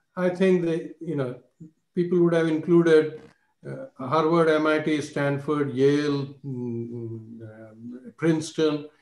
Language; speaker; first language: English; non-native, local second language; Marathi